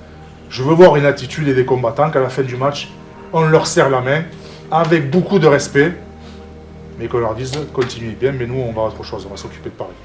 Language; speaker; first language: French; native; French